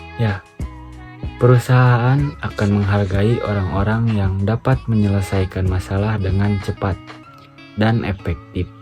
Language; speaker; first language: Indonesian; non-native, local second language; Sundanese